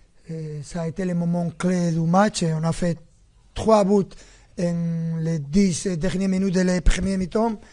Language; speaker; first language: French; non-native, fluent; Spanish